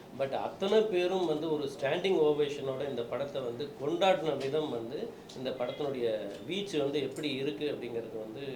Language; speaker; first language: Tamil; native; Tamil